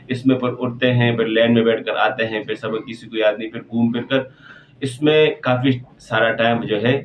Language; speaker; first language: Urdu; non-native, local second language; Pashto